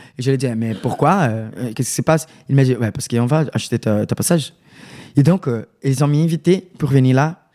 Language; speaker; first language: French; non-native, learner; Portuguese